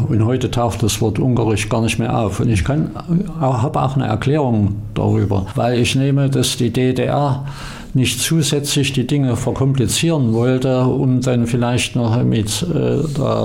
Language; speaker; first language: German; native; German